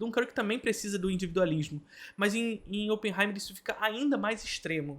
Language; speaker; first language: Portuguese; native; Portuguese